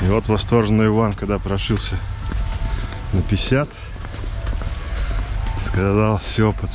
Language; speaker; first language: Russian; native; Russian